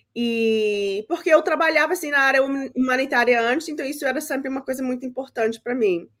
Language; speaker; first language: Portuguese; early bilingual, heritage; Portuguese